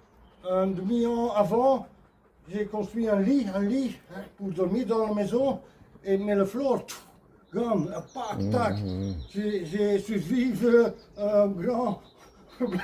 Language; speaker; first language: French; non-native, learner; Dutch